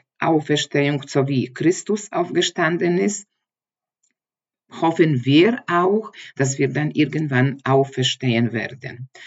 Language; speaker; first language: German; non-native, learner; Polish